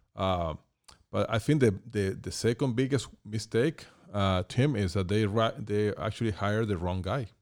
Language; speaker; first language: English; non-native, fluent; Spanish